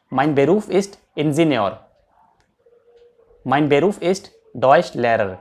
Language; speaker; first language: German; non-native, fluent; Hindi